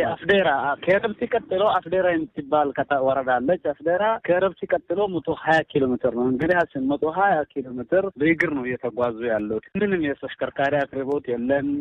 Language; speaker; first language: Amharic; non-native, local second language; Afar